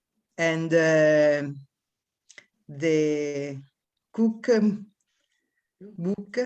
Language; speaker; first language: English; non-native, learner; Italian